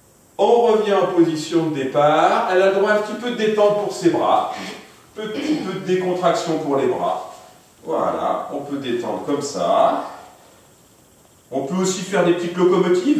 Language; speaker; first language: French; native; French